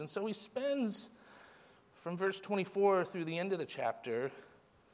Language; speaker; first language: English; native; English